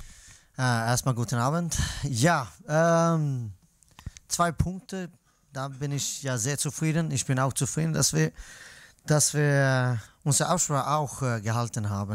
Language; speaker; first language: German; non-native, fluent; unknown